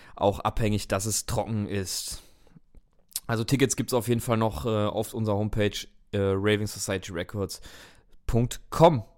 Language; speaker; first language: German; native; German